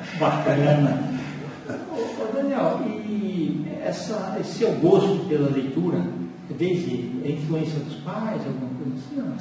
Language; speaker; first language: Portuguese; native; Portuguese